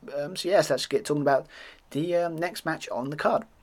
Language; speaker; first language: English; native; English